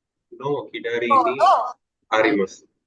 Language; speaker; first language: Japanese; non-native, learner; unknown